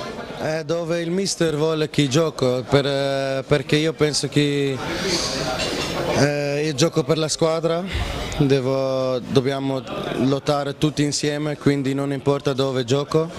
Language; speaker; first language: Italian; non-native, fluent; Dutch